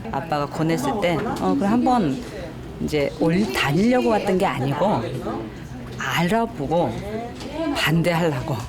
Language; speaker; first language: Korean; native; Korean